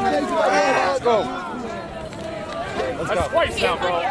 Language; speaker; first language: English; non-native, fluent; Spanish